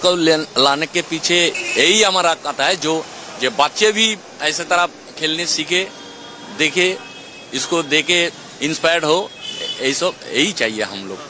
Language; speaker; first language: Hindi; non-native, local second language; Bangla